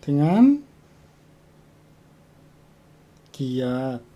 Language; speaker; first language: Indonesian; non-native, fluent; Korean